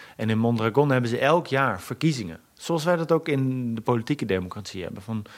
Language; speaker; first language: Dutch; native; Dutch